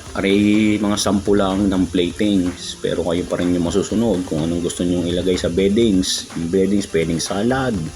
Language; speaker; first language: Filipino; native; Filipino